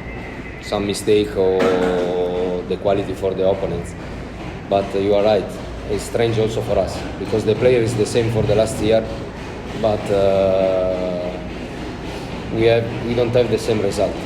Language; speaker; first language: English; non-native, learner; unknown